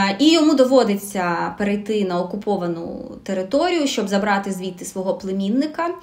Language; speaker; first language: Ukrainian; non-native, local second language; Russian